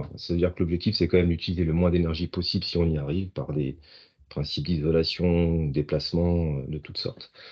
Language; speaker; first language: French; native; French